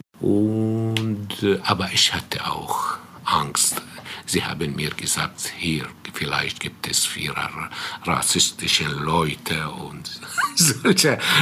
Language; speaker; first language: German; non-native, fluent; Arabic